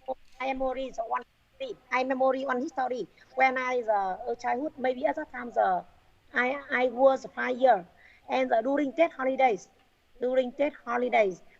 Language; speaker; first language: English; non-native, learner; Vietnamese